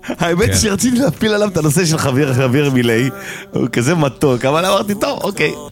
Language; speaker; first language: Hebrew; native; Hebrew